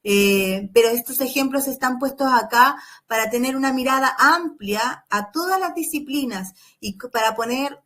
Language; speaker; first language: Spanish; native; Spanish